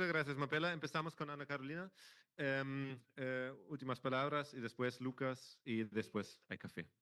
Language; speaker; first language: Spanish; non-native, fluent; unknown